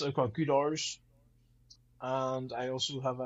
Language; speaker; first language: English; native; English